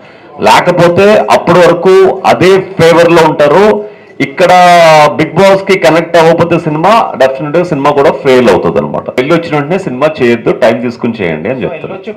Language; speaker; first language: Telugu; native; Telugu